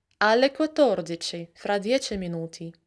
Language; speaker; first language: Italian; non-native, fluent; Russian